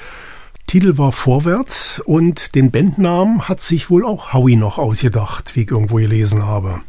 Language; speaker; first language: German; native; German